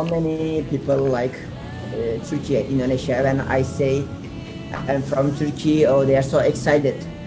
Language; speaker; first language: English; non-native, learner; Turkish